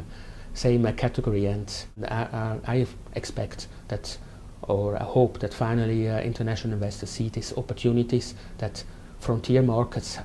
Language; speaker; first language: English; non-native, fluent; German